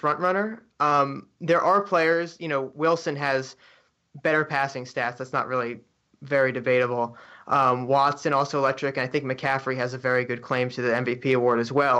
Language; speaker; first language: English; native; English